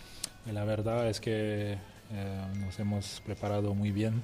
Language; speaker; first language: Spanish; non-native, fluent; French